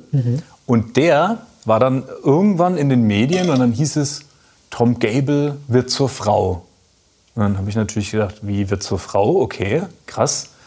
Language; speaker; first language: German; native; German